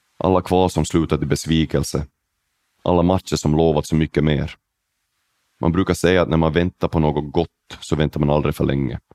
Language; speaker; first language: Swedish; native; Swedish